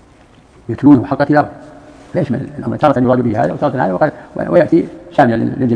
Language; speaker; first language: Arabic; native; Arabic